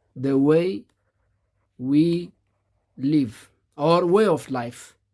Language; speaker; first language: English; non-native, local second language; Amharic